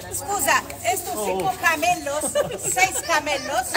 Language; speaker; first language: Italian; non-native, learner; Arabic